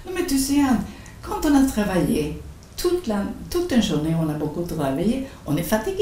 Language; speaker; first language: French; non-native, fluent; Swedish